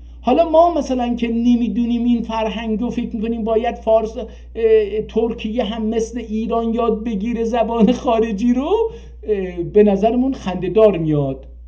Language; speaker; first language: Persian; non-native, local second language; Azerbaijani